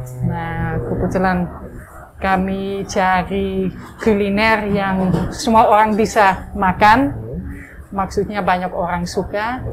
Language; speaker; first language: Indonesian; non-native, fluent; Dutch